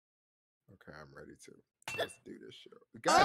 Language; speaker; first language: English; native; English